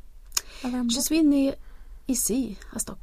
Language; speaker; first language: French; non-native, learner; Swedish